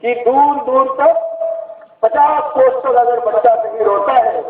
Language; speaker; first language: Hindi; non-native, local second language; Marathi